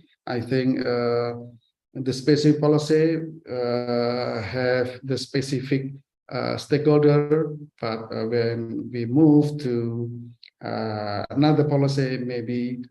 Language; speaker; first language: English; non-native, fluent; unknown